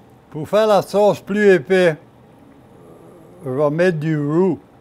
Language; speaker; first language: French; native; French